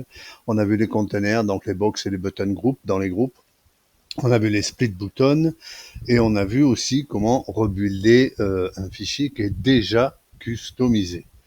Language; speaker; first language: French; native; French